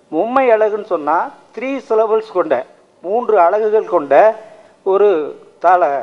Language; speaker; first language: Tamil; native; Tamil